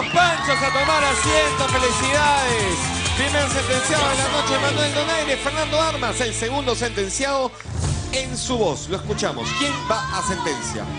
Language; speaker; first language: Spanish; native; Spanish